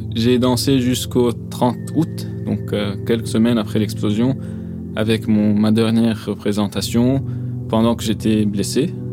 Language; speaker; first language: French; non-native, local second language; Arabic